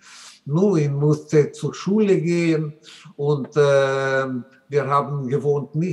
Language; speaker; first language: German; non-native, learner; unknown